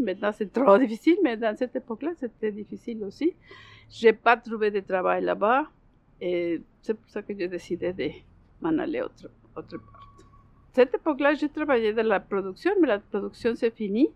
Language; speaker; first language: French; non-native, learner; Spanish